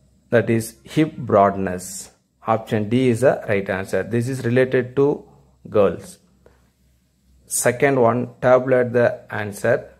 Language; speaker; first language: English; non-native, local second language; Tamil